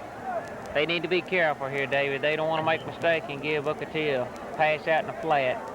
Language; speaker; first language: English; native; English